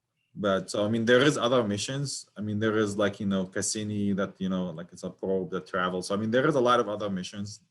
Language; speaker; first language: English; non-native, fluent; Arabic